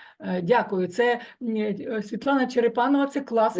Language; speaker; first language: Ukrainian; native; Ukrainian